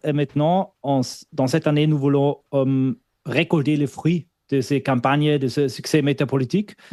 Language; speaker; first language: French; non-native, fluent; German